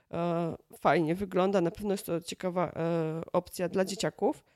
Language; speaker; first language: Polish; native; Polish